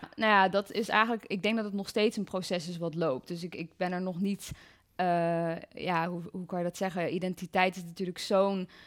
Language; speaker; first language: Dutch; native; Dutch